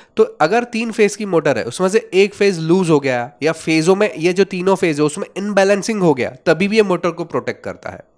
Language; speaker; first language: Hindi; non-native, local second language; Gujarati